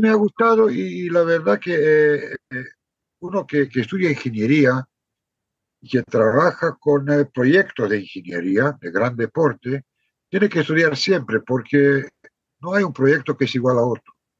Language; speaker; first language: Spanish; non-native, fluent; Romanian